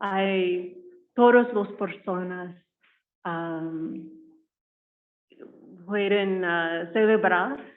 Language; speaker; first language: Spanish; non-native, learner; English